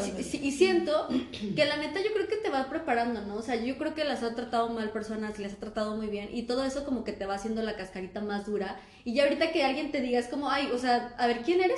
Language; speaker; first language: Spanish; native; Spanish